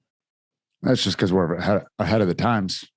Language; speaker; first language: English; native; English